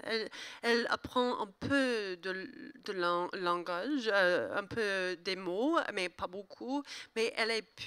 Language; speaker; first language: French; non-native, learner; English